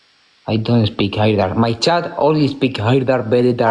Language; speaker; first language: English; non-native, learner; Spanish